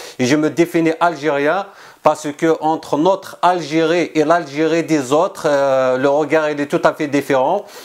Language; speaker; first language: French; non-native, local second language; Kabyle